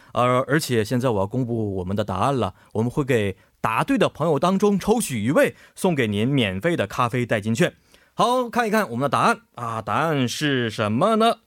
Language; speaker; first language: Chinese; native; Chinese